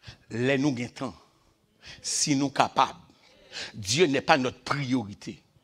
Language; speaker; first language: French; native; French